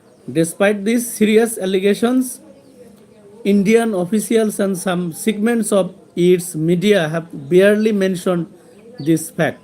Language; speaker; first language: English; non-native, local second language; Bangla